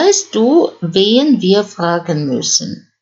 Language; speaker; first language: German; non-native, fluent; Russian